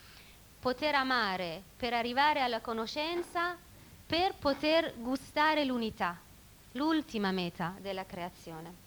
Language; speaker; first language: Italian; non-native, fluent; Persian